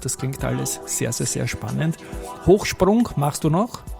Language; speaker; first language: German; native; German